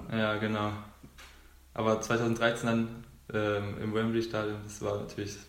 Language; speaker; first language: German; native; German